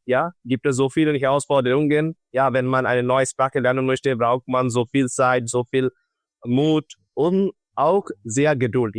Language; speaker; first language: German; non-native, learner; Bangla